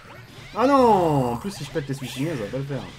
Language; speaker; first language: French; native; French